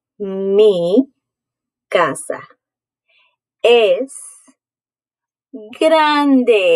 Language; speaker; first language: Spanish; non-native, fluent; English